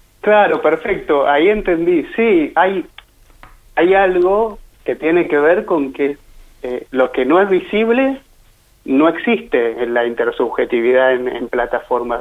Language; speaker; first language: Spanish; native; Spanish